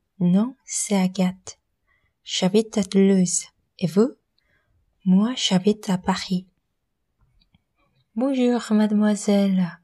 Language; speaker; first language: French; non-native, learner; Korean